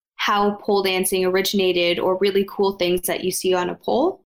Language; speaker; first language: English; native; English